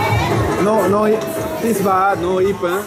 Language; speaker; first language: English; non-native, learner; Japanese